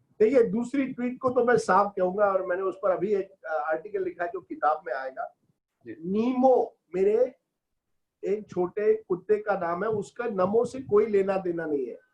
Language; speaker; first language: Hindi; non-native, local second language; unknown